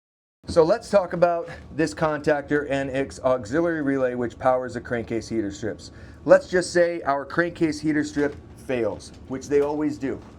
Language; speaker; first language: English; native; English